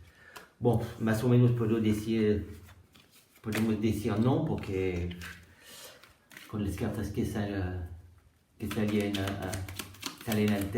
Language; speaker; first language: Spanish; non-native, learner; French